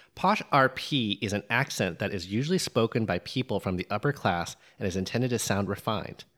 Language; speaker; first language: English; native; English